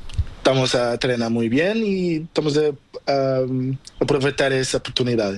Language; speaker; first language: Spanish; non-native, learner; Portuguese